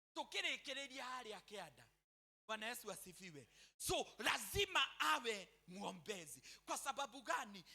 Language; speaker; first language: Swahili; non-native, local second language; Kikuyu